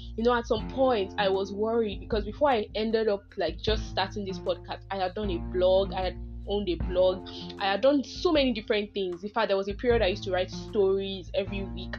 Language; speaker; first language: English; non-native, local second language; Yoruba